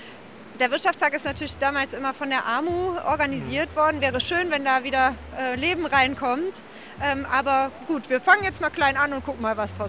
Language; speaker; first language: German; native; German